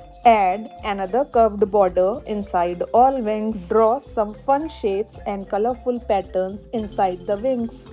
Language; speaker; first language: English; non-native, local second language; Hindi